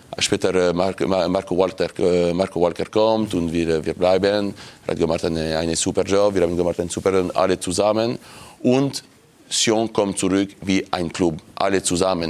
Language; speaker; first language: German; non-native, local second language; French